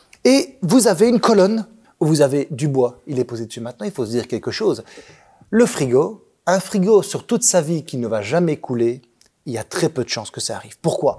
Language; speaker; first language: French; native; French